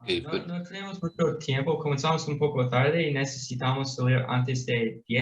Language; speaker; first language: Spanish; non-native, learner; English